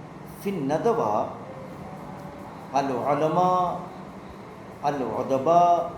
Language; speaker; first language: Arabic; non-native, fluent; Urdu